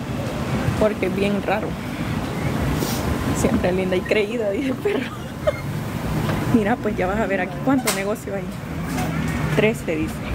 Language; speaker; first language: Spanish; native; Spanish